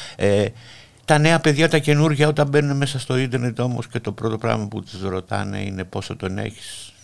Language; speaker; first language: Greek; native; Greek